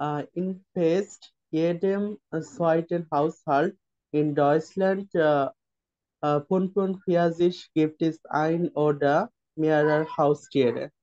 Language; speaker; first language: German; non-native, learner; Bangla